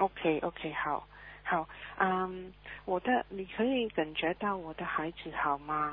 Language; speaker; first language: Chinese; early bilingual, heritage; Chinese